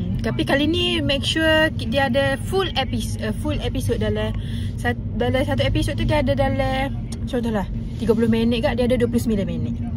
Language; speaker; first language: Malay; native; Malay